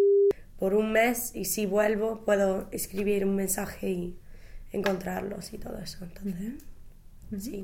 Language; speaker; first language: Spanish; non-native, fluent; English